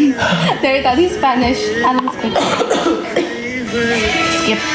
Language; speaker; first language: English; non-native, fluent; Indonesian